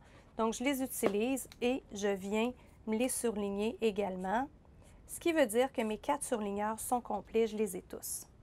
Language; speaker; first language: French; native; French